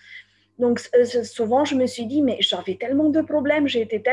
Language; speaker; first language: French; native; French